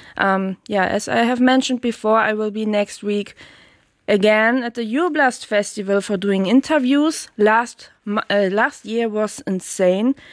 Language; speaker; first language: English; non-native, fluent; German